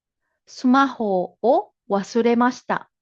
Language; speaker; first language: Japanese; non-native, fluent; Filipino